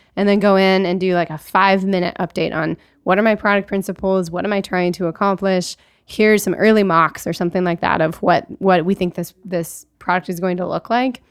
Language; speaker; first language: English; native; English